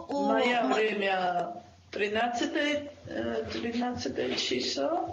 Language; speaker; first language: Russian; non-native, fluent; Georgian